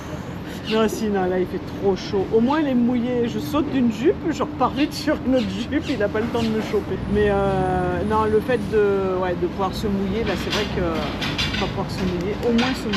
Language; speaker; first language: French; native; French